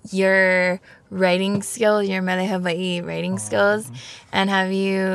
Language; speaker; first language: English; native; English